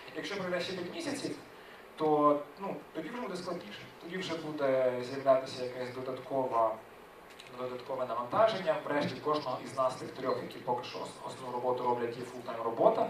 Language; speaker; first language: Ukrainian; native; Ukrainian